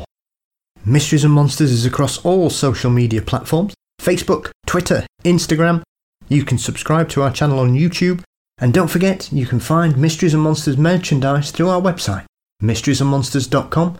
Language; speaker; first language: English; native; English